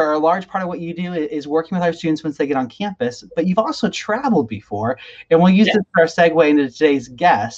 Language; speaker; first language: English; native; English